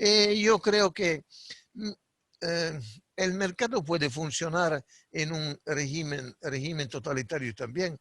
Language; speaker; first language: Spanish; non-native, fluent; Italian